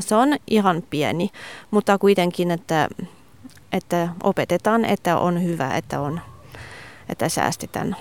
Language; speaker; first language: Finnish; non-native, fluent; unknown